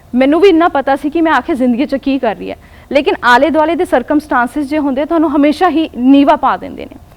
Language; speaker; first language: Punjabi; non-native, local second language; Hindi